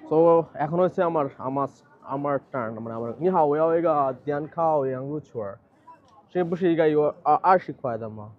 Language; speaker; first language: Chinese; non-native, fluent; Bangla